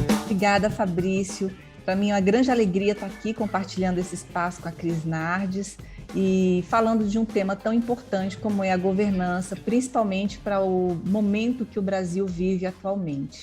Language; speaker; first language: Portuguese; native; Portuguese